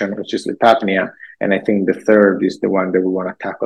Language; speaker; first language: English; non-native, fluent; Italian